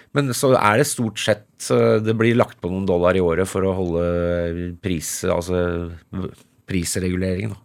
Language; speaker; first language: Norwegian; early bilingual, other home language; English